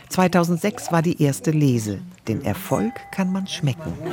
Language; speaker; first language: German; native; German